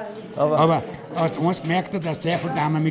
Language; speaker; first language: German; native; German